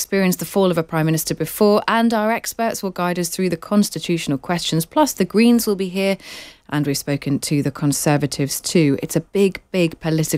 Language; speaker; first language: English; native; English